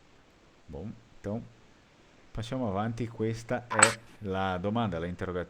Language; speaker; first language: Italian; non-native, fluent; Portuguese